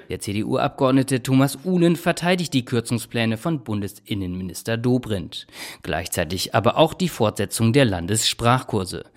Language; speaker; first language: German; native; German